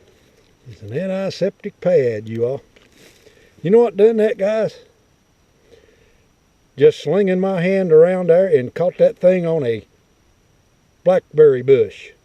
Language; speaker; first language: English; native; English